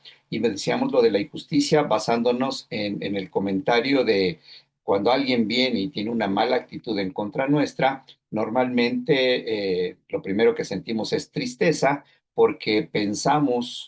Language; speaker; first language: Spanish; native; Spanish